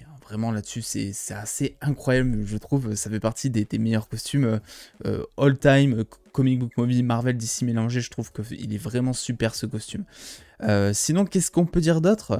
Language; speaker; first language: French; native; French